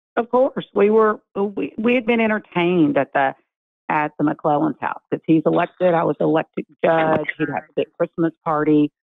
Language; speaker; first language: English; native; English